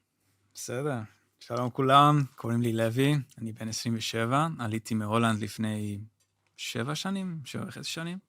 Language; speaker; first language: Hebrew; non-native, fluent; Dutch